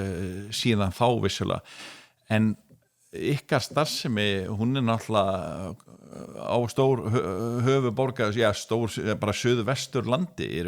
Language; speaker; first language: Icelandic; native; Icelandic